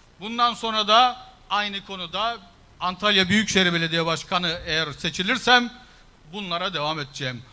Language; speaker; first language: Turkish; early bilingual, heritage; Turkish